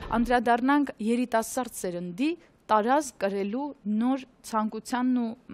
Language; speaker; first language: Armenian; native; Armenian